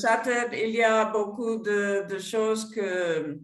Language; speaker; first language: French; non-native, fluent; Spanish